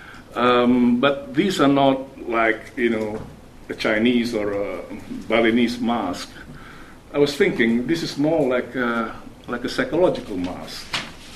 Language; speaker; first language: English; non-native, local second language; Malay